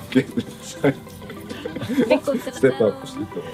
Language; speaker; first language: Japanese; native; Japanese